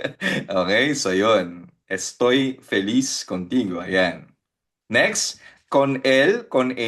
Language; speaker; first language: Spanish; non-native, fluent; Filipino